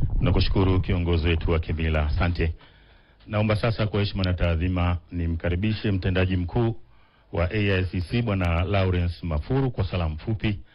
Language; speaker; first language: Swahili; non-native, local second language; Masai